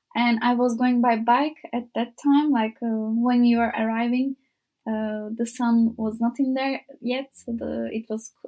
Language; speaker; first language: English; non-native, learner; Turkish